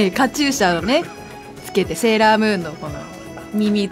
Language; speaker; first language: Japanese; native; Japanese